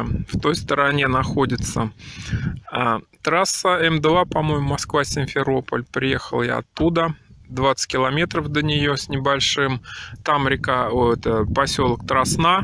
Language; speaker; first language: Russian; native; Russian